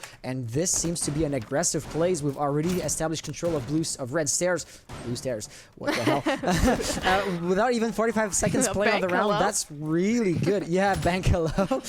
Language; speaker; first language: English; non-native, local second language; French